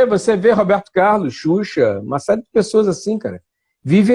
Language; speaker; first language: Portuguese; native; Portuguese